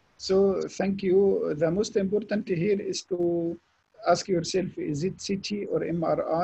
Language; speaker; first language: English; non-native, fluent; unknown